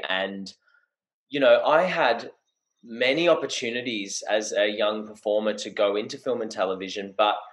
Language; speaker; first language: English; native; English